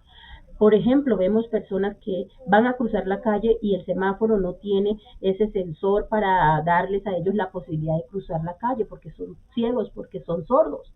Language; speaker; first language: Spanish; native; Spanish